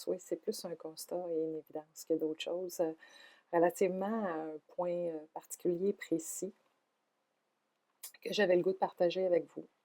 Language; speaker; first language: French; native; French